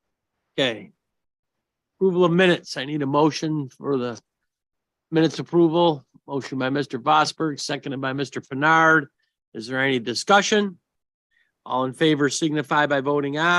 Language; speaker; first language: English; native; English